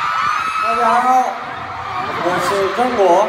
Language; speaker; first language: Chinese; non-native, learner; Korean